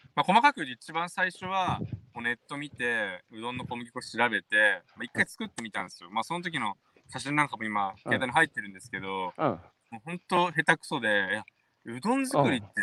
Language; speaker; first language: Japanese; native; Japanese